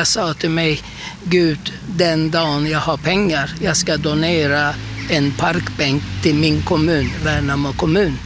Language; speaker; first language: Swedish; non-native, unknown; Turkish